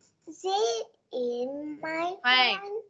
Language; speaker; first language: English; non-native, learner; Vietnamese